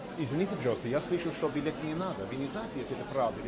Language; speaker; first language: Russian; non-native, learner; English